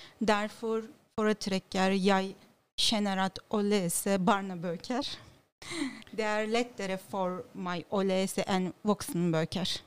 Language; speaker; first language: Norwegian; non-native, learner; Turkish